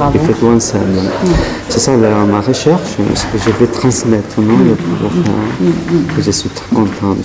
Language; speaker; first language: French; non-native, learner; Spanish